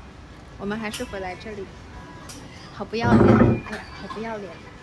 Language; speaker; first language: Chinese; non-native, local second language; Cantonese